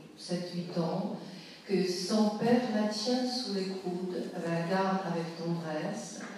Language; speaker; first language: French; non-native, fluent; Polish